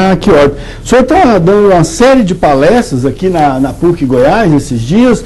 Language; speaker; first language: Portuguese; native; Portuguese